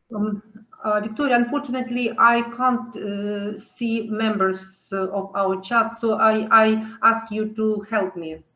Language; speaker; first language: English; non-native, learner; Ukrainian